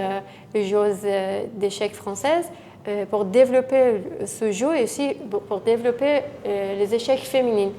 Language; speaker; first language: French; non-native, fluent; Persian